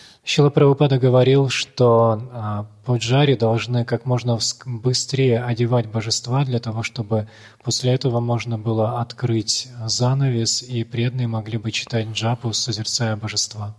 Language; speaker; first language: Russian; native; Russian